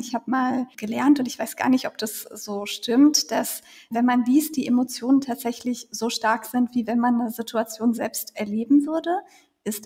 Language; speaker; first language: German; native; German